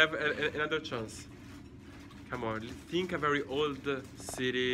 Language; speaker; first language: English; non-native, learner; Italian